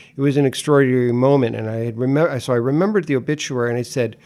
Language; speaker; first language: English; native; English